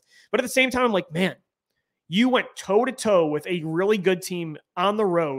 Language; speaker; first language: English; native; English